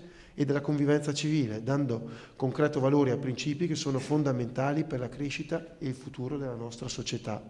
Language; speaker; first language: Italian; native; Italian